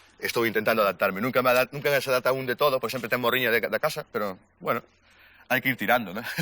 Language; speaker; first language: Galician; native; Galician